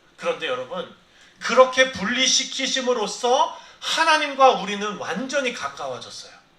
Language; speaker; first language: Korean; native; Korean